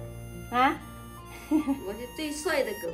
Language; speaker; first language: Chinese; non-native, local second language; Hakka Chinese